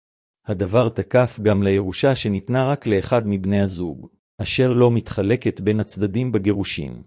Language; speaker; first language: Hebrew; native; Hebrew